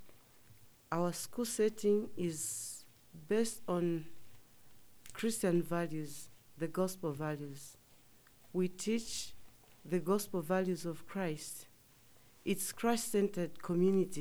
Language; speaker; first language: English; non-native, local second language; Nyanja